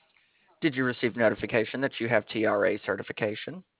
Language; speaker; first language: English; native; English